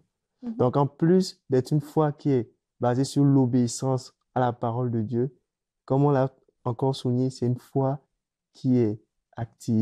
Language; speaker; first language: French; native; French